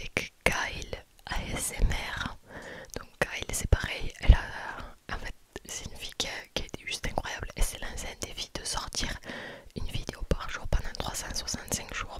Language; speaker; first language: French; native; French